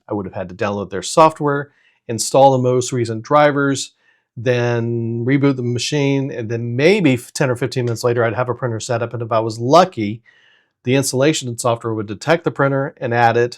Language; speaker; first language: English; native; English